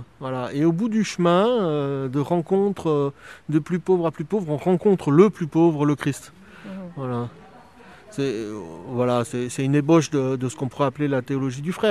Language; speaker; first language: French; native; French